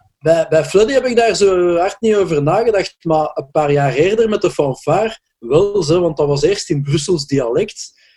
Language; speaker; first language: Dutch; native; Dutch